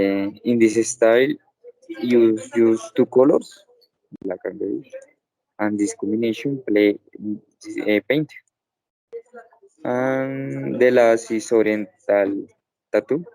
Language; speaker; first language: English; non-native, learner; Spanish